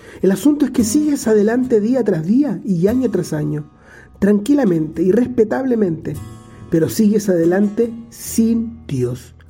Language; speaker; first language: Spanish; native; Spanish